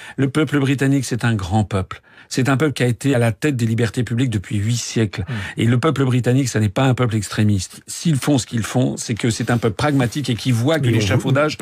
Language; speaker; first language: French; native; French